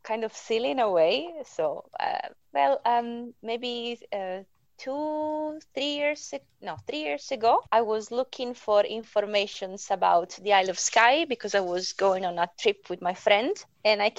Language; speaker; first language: English; non-native, fluent; Italian